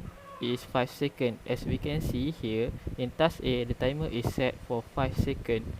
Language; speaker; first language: English; non-native, local second language; Malay